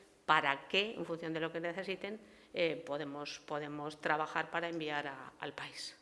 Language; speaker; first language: Spanish; native; Spanish